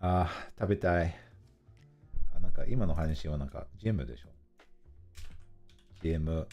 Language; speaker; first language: Japanese; non-native, learner; English